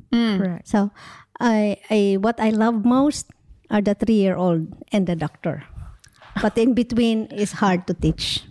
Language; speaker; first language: English; non-native, local second language; Hiligaynon